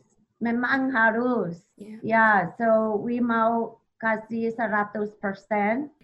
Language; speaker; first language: Indonesian; non-native, learner; English